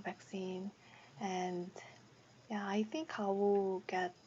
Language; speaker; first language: English; non-native, learner; Korean